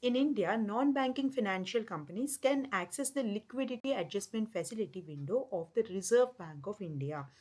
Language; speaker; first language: English; non-native, local second language; Telugu